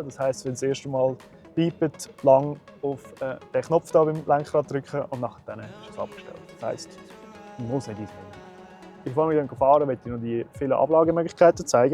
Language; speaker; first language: German; native; German